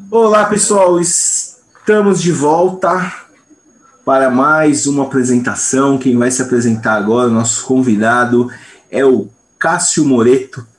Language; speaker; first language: Portuguese; native; Portuguese